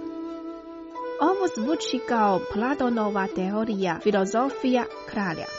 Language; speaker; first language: Croatian; non-native, fluent; Chinese